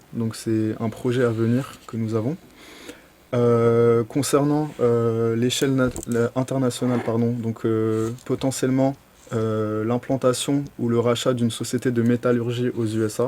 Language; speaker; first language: French; native; French